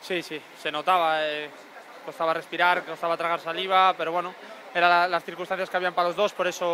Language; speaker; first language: Spanish; native; Spanish